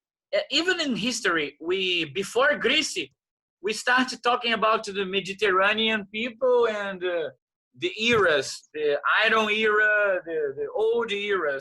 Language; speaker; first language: English; non-native, fluent; Portuguese